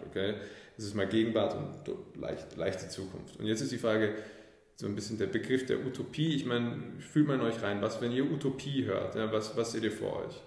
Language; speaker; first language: German; early bilingual, other home language; English